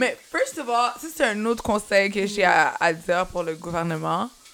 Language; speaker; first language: French; early bilingual, heritage; French